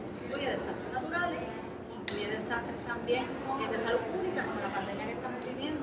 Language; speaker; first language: Spanish; native; Spanish